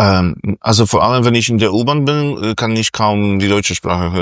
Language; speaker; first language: German; non-native, fluent; Polish